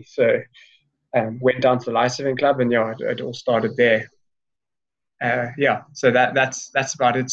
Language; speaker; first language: English; native; English